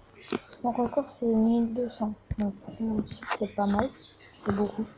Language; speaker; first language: French; native; French